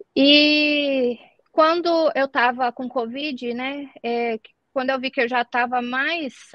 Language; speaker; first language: Portuguese; native; Portuguese